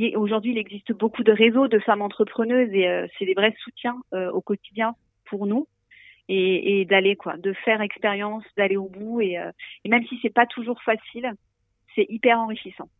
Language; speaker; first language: French; native; French